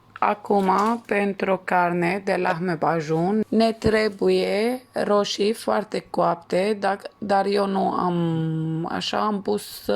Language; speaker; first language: Romanian; non-native, learner; Arabic